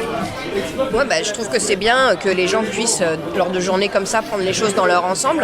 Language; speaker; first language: French; native; French